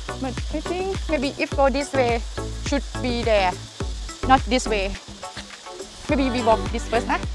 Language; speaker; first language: English; non-native, learner; Thai